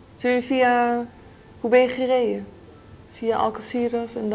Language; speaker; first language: Dutch; native; Dutch